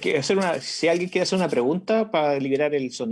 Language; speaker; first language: Spanish; native; Spanish